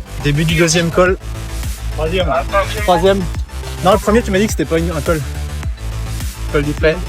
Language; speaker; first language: French; native; French